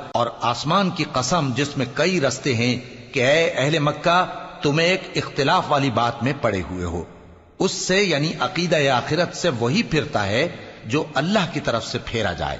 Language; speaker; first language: Urdu; native; Urdu